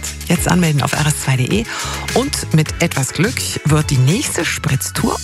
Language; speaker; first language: German; native; German